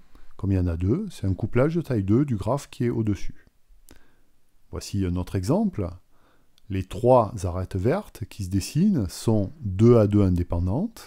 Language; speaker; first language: French; native; French